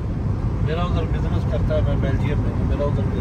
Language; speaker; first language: Hindi; non-native, learner; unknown